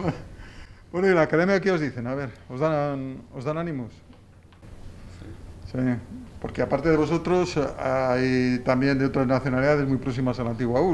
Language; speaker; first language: Spanish; native; Spanish